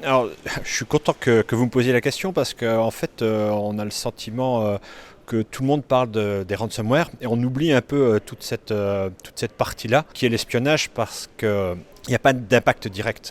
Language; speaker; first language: French; native; French